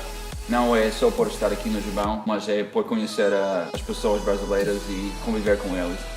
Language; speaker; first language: Portuguese; non-native, fluent; English